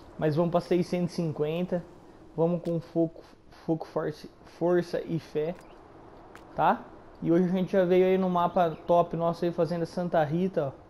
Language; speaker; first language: Portuguese; native; Portuguese